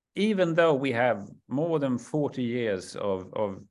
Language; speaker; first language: English; non-native, fluent; Swedish